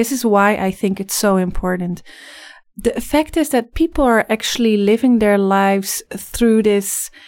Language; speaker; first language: English; non-native, fluent; Dutch